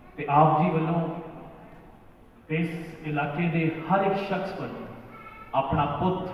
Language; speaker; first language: Hindi; non-native, local second language; Punjabi